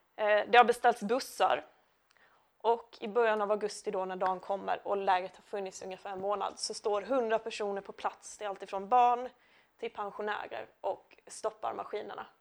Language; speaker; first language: Swedish; native; Swedish